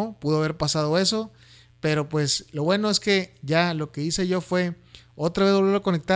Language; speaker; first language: Spanish; native; Spanish